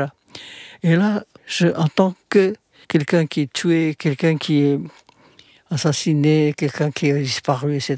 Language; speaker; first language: French; non-native, fluent; Indonesian